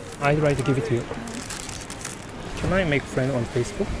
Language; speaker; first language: English; non-native, learner; Korean